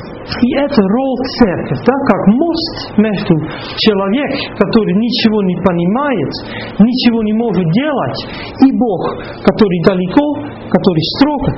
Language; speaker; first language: Russian; non-native, fluent; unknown